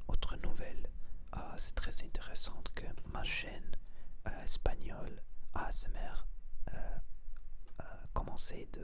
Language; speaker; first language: French; non-native, learner; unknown